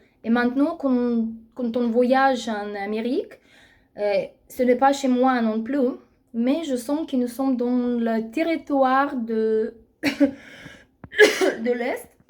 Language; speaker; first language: French; non-native, fluent; Russian